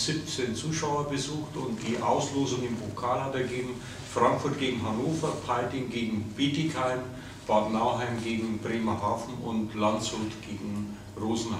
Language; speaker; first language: German; native; German